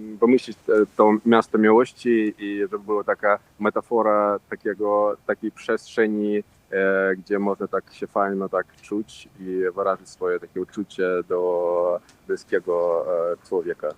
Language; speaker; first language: Polish; non-native, local second language; Russian